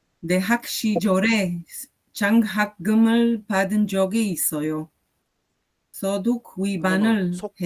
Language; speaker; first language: Korean; non-native, learner; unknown